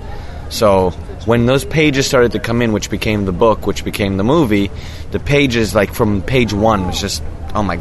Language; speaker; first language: English; native; English